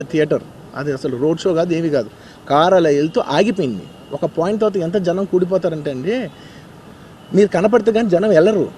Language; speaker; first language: Telugu; native; Telugu